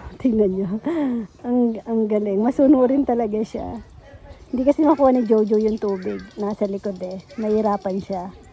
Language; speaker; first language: Filipino; non-native, local second language; Pampanga